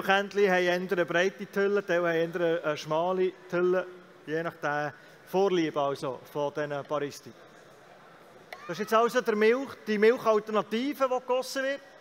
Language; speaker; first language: German; native; German